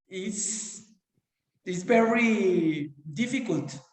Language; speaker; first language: English; non-native, learner; Spanish